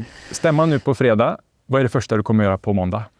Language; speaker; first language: Swedish; native; Swedish